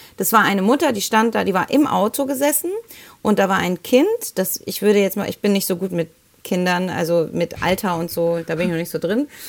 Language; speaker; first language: German; early bilingual, other home language; Spanish